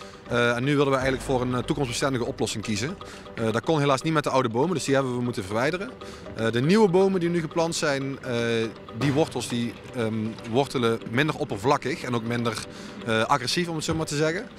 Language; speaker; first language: Dutch; native; Dutch